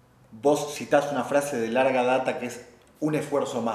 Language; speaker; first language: Spanish; native; Spanish